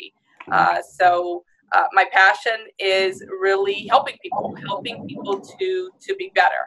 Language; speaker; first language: English; native; English